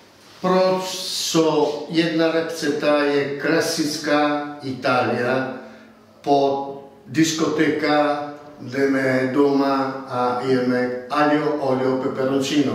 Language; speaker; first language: Czech; non-native, learner; Italian